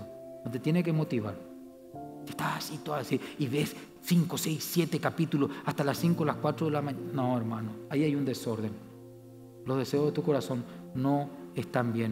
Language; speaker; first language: Spanish; native; Spanish